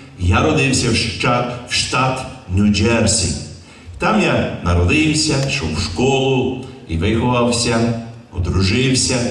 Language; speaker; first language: Ukrainian; early bilingual, heritage; Ukrainian